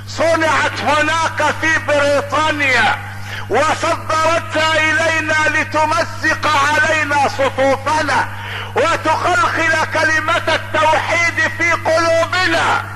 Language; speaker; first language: Arabic; native; Arabic